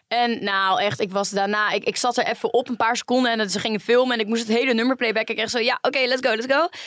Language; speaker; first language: Dutch; early bilingual, other home language; Greek